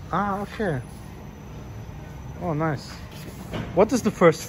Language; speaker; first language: English; non-native, fluent; German